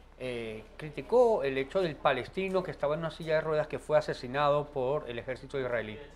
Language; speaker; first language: Spanish; native; Spanish